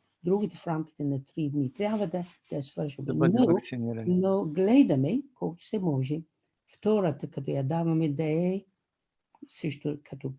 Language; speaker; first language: Bulgarian; non-native, fluent; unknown